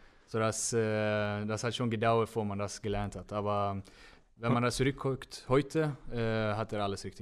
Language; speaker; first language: German; non-native, fluent; Swedish